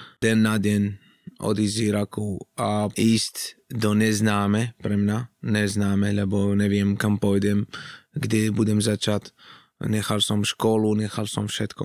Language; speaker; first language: Slovak; non-native, fluent; Arabic